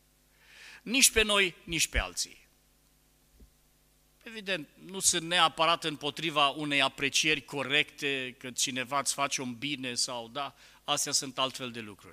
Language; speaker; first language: Romanian; native; Romanian